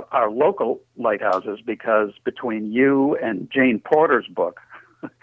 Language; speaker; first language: English; native; English